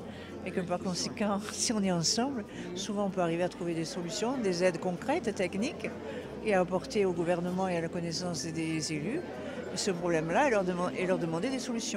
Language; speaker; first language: French; native; French